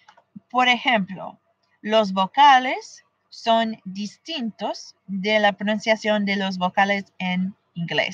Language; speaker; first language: Spanish; non-native, fluent; English